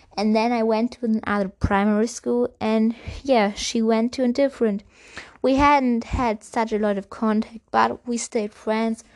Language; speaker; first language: English; non-native, fluent; German